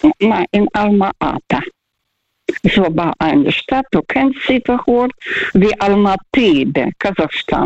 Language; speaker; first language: German; early bilingual, heritage; Russian